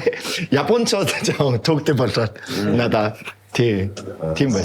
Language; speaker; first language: Mongolian; non-native, fluent; Korean